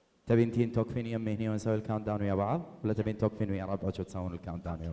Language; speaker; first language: Arabic; native; Arabic